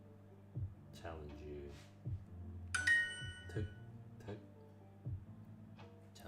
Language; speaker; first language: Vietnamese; non-native, learner; English